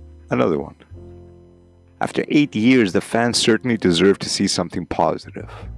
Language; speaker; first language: English; native; English